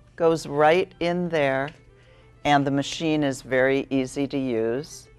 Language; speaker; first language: English; native; English